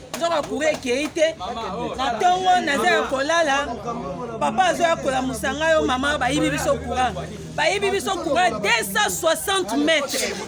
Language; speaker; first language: Lingala; native; Lingala